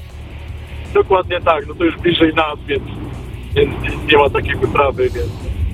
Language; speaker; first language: Polish; native; Polish